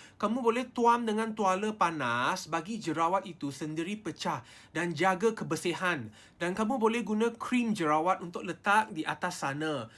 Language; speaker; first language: Malay; non-native, local second language; Chinese